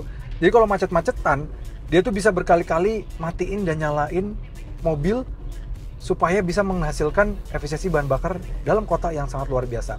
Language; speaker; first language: Indonesian; native; Indonesian